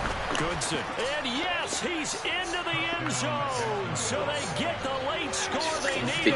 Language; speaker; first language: English; native; English